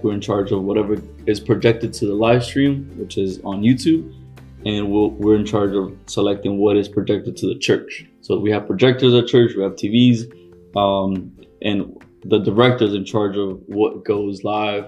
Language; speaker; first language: English; early bilingual, other home language; Spanish